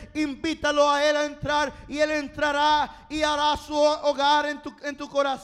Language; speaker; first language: Spanish; non-native, fluent; English